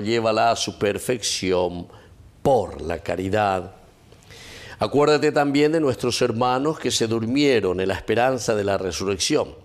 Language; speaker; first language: Spanish; native; Spanish